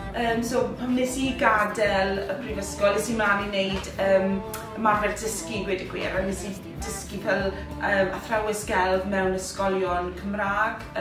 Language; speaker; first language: Welsh; native; Welsh